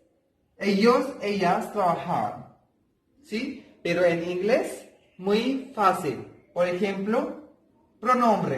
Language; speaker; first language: Spanish; non-native, fluent; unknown